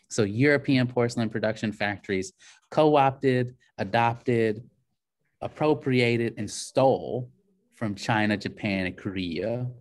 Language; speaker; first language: English; native; English